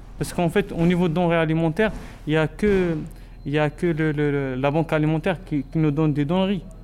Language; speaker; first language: French; non-native, local second language; Arabic